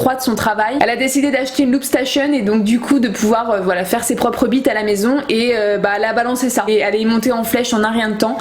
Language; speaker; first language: French; native; French